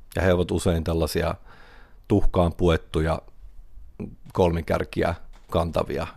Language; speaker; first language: Finnish; native; Finnish